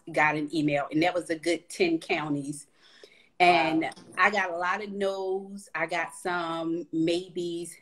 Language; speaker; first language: English; native; English